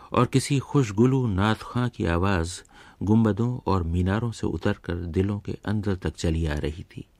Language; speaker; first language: Urdu; native; Urdu